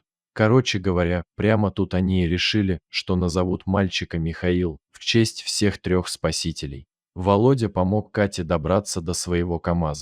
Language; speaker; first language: Russian; native; Russian